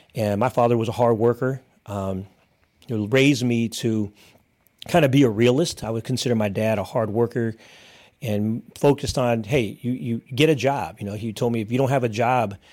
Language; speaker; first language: English; native; English